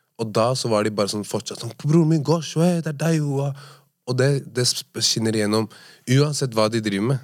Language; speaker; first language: Norwegian; early bilingual, other home language; Arabic